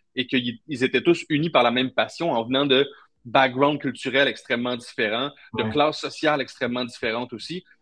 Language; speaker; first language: French; native; French